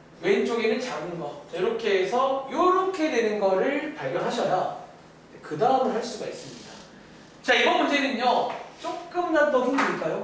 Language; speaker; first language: Korean; native; Korean